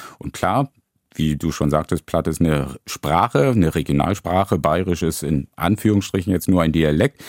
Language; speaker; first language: German; native; German